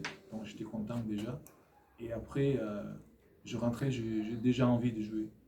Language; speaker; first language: French; non-native, learner; Fijian